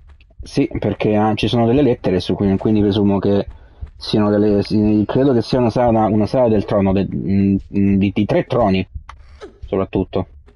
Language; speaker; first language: Italian; native; Italian